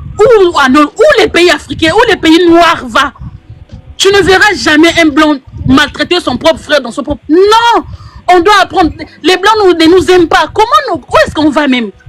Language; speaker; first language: French; non-native, local second language; Lingala